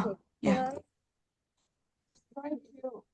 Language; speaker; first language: English; non-native, fluent; Uzbek